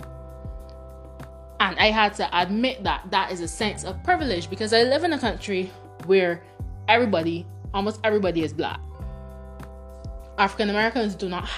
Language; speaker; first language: English; non-native, local second language; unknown